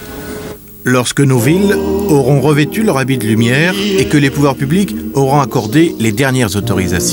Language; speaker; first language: French; native; French